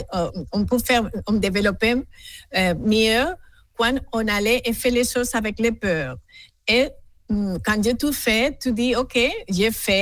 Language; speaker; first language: French; non-native, fluent; Spanish